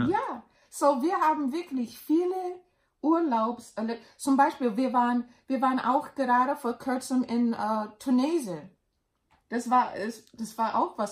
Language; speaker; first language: German; non-native, learner; English